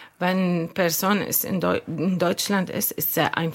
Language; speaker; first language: German; non-native, learner; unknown